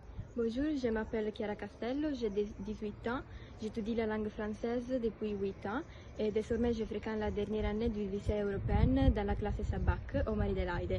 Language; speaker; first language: French; non-native, fluent; Italian